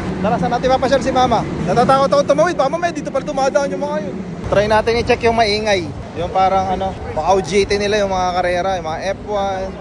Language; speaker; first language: Filipino; native; Filipino